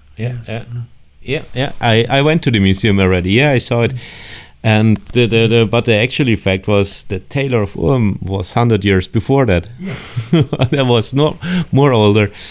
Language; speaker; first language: English; non-native, fluent; German